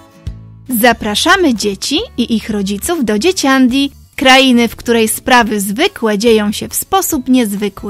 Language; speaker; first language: Polish; native; Polish